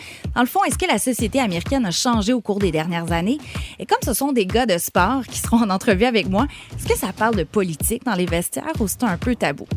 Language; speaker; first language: French; native; French